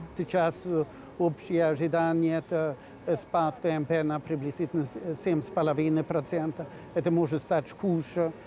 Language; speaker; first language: Russian; non-native, fluent; Swedish